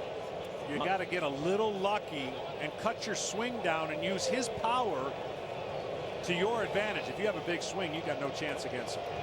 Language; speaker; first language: English; native; English